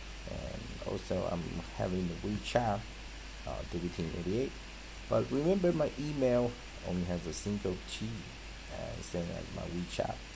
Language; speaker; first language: English; non-native, fluent; Chinese